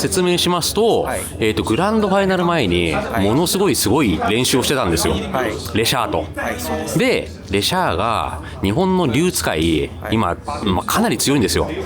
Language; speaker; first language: Japanese; native; Japanese